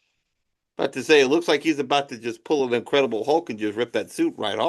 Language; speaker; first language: English; native; English